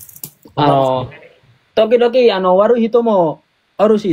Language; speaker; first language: Japanese; non-native, learner; Javanese